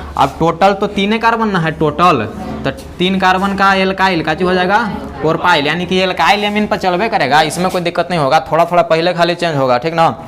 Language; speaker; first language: Hindi; native; Hindi